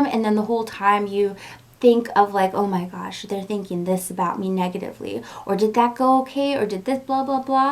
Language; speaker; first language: English; native; English